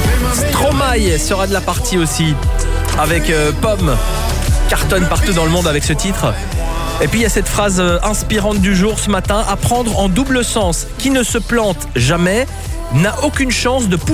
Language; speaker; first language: French; native; French